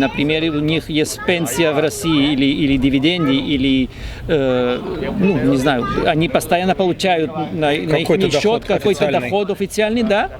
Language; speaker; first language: Russian; non-native, fluent; Spanish